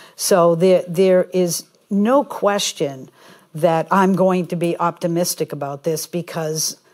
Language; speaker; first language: English; native; English